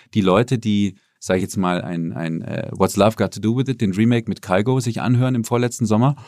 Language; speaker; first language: German; native; German